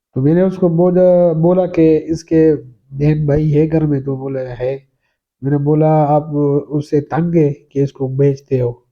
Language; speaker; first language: Urdu; non-native, local second language; Pashto